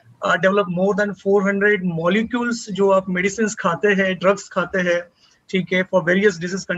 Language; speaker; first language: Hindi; native; Hindi